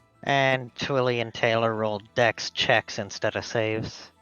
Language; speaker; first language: English; native; English